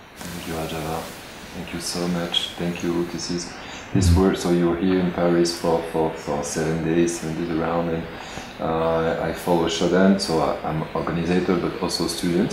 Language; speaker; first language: English; non-native, fluent; French